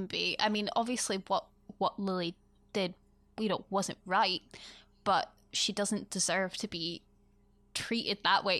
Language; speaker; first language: English; native; English